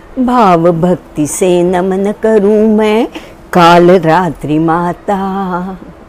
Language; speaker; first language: Hindi; non-native, local second language; Marathi